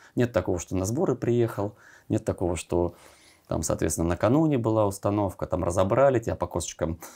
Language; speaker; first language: Russian; native; Russian